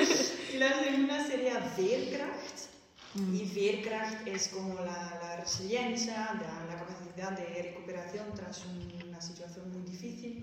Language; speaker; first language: Spanish; non-native, fluent; Dutch